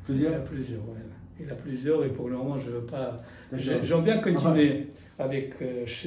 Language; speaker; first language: French; non-native, fluent; Russian